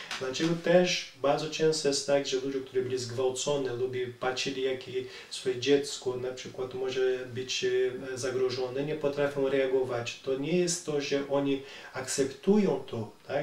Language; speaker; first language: Polish; non-native, learner; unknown